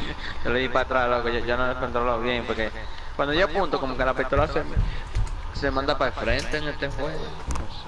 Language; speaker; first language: Spanish; native; Spanish